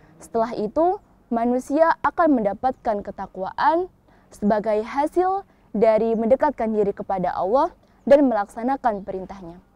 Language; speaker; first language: Indonesian; native; Indonesian